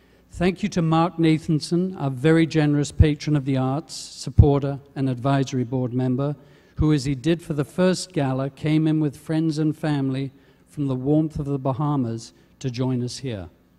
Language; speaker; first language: English; native; English